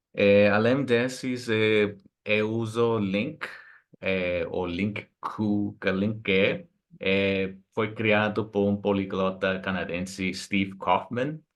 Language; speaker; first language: Portuguese; non-native, fluent; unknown